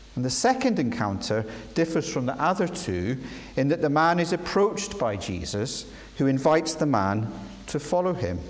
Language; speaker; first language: English; native; English